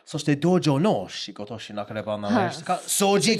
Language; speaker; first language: Japanese; non-native, fluent; English